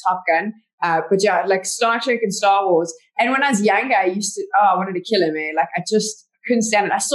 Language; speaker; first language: English; native; English